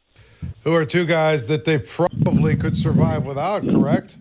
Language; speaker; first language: English; native; English